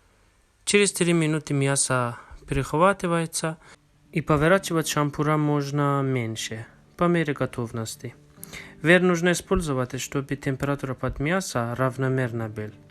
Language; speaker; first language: Russian; non-native, fluent; Persian